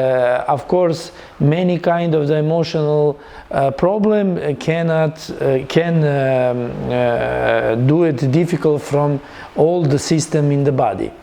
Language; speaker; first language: English; non-native, learner; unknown